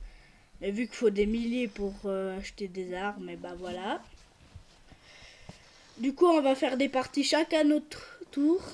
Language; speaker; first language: French; native; French